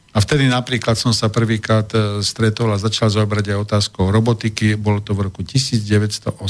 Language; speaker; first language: Slovak; native; Slovak